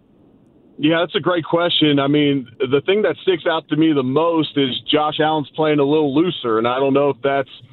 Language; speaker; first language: English; native; English